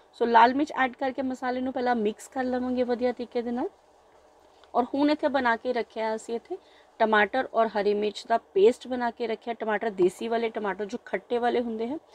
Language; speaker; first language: Hindi; non-native, local second language; Punjabi